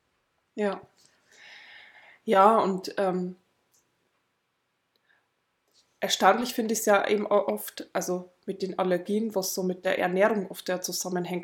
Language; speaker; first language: German; native; German